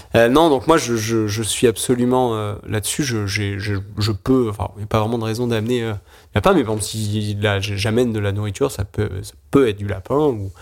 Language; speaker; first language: French; native; French